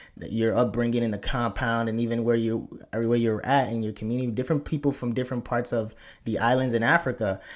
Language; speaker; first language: English; early bilingual, other home language; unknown